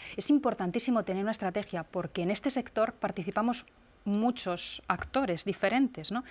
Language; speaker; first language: Spanish; native; Spanish